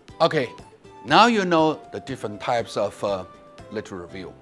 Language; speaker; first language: English; non-native, fluent; Chinese